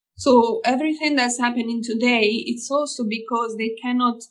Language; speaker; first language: English; non-native, fluent; Italian